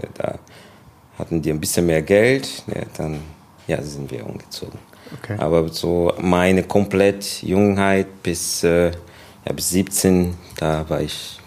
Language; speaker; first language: German; non-native, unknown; Portuguese